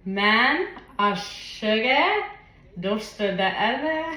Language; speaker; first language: Persian; non-native, learner; English